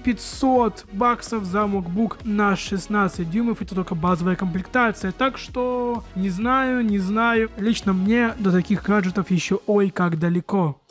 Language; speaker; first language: Russian; native; Russian